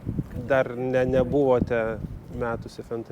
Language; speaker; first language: Lithuanian; native; Lithuanian